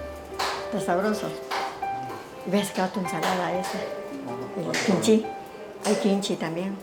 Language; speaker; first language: Spanish; native; Spanish